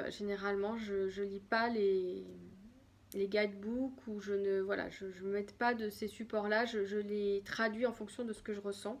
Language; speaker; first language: French; native; French